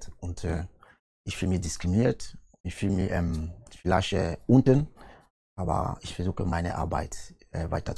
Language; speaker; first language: German; non-native, learner; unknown